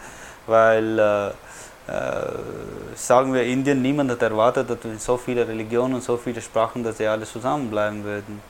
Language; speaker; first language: German; non-native, fluent; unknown